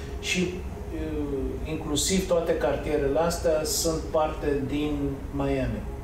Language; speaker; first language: Romanian; early bilingual, heritage; Romanian